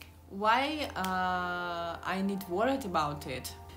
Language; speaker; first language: English; non-native, learner; Russian